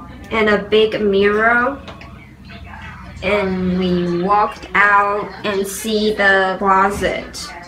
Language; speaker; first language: English; non-native, learner; Chinese